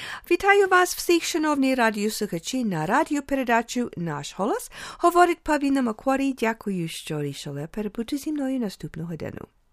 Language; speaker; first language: Ukrainian; early bilingual, heritage; Ukrainian